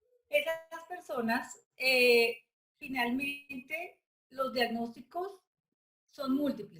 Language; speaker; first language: Spanish; native; Spanish